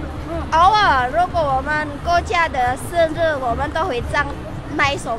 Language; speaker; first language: Chinese; non-native, learner; Indonesian